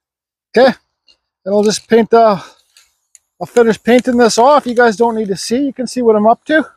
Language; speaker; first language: English; native; English